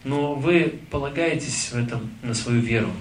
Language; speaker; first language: Russian; native; Russian